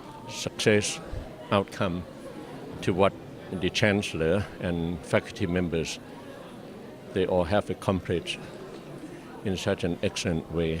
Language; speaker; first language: English; non-native, fluent; Thai